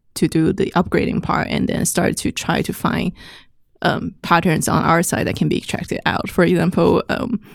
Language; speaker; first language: English; non-native, fluent; Chinese